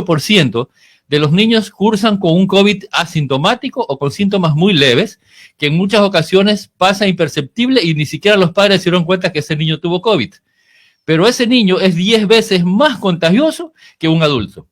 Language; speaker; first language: Spanish; native; Spanish